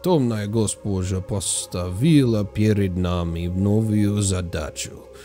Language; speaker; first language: Russian; non-native, learner; English